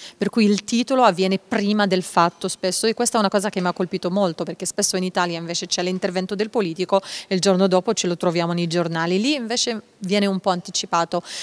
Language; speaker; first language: Italian; non-native, fluent; Hebrew